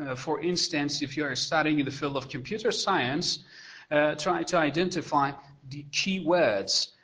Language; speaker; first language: English; non-native, fluent; Persian